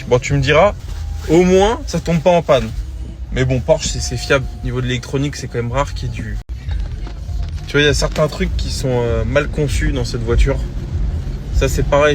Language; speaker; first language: French; native; French